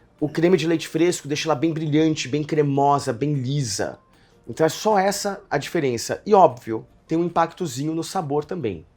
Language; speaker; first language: Portuguese; native; Portuguese